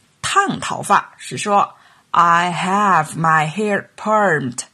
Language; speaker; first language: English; non-native, fluent; Chinese